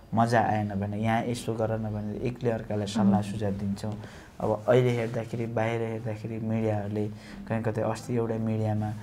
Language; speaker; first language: Nepali; non-native, local second language; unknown